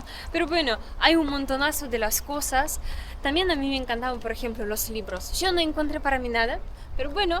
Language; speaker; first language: Spanish; non-native, fluent; Russian